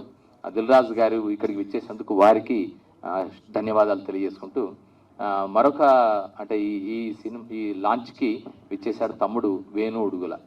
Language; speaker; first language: Telugu; native; Telugu